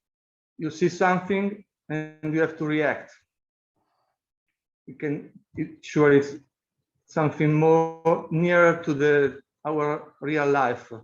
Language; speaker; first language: English; non-native, fluent; Italian